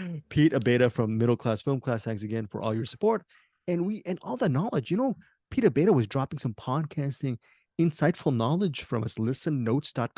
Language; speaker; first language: English; native; English